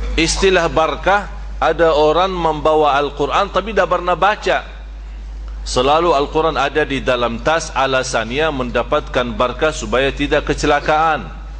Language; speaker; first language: Malay; non-native, fluent; Arabic